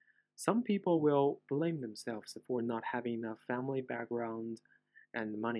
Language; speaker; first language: English; non-native, fluent; Chinese